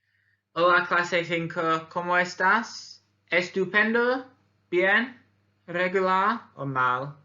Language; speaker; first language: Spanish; non-native, fluent; English